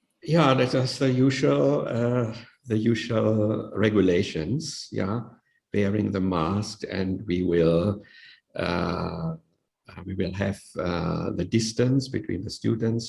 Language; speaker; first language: English; non-native, fluent; Indonesian